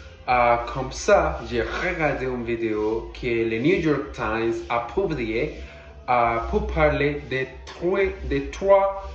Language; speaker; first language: French; non-native, learner; Portuguese